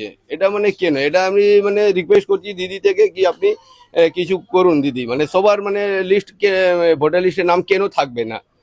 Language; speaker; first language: Bangla; non-native, local second language; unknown